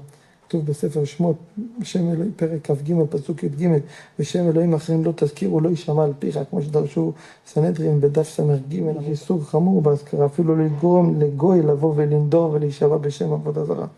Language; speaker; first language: Hebrew; native; Hebrew